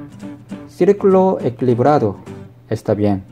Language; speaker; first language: Spanish; non-native, learner; Korean